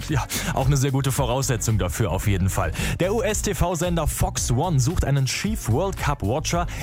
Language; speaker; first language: German; native; German